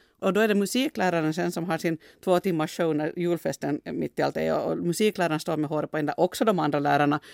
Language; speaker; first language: Swedish; native; Swedish